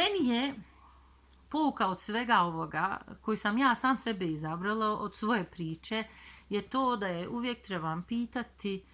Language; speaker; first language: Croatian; non-native, fluent; Turkish